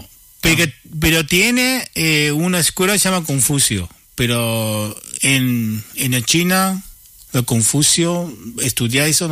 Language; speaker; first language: Spanish; non-native, learner; Chinese